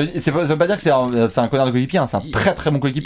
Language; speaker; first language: French; native; French